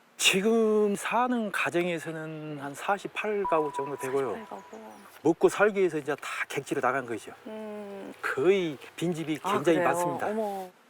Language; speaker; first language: Korean; native; Korean